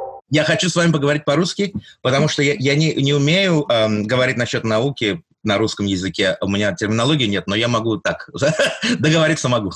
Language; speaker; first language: Russian; early bilingual, heritage; Russian